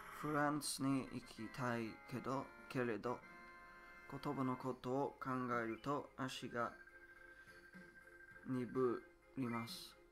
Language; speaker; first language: Japanese; non-native, learner; English